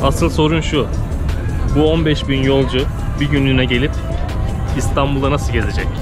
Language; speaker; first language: Turkish; native; Turkish